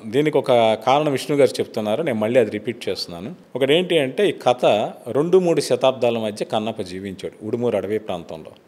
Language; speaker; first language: Telugu; native; Telugu